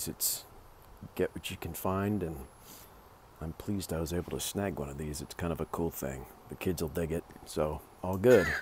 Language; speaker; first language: English; native; English